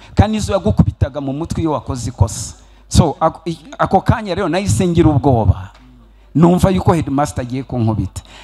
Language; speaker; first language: Kinyarwanda; early bilingual, heritage; Kinyarwanda